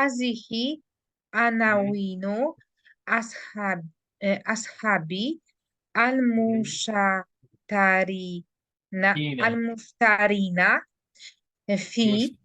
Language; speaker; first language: Arabic; non-native, learner; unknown